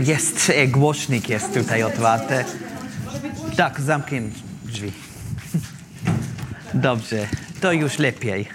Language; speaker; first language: Polish; non-native, learner; German